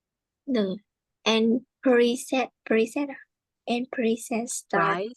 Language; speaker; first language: English; non-native, learner; Vietnamese